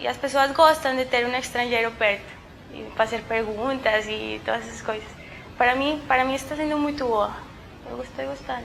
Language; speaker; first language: Portuguese; non-native, fluent; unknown